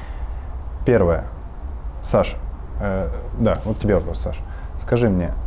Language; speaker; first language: Russian; native; Russian